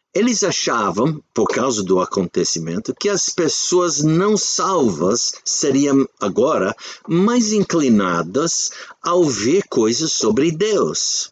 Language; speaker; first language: Portuguese; non-native, fluent; English